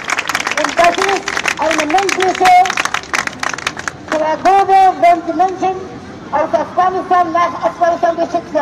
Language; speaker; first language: German; non-native, learner; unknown